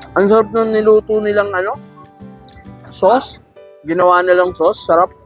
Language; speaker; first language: Filipino; native; Filipino